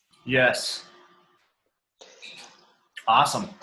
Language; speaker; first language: English; native; English